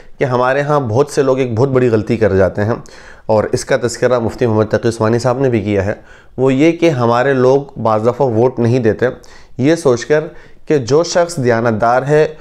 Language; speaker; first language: Urdu; native; Urdu